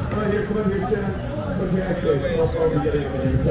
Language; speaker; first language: English; native; English